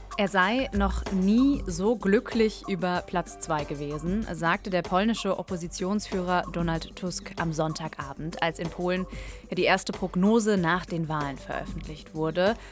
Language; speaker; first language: German; native; German